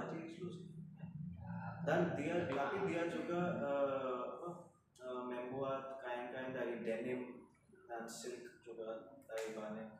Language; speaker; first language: Indonesian; non-native, fluent; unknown